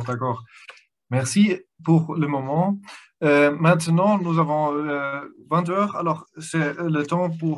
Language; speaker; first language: French; non-native, fluent; German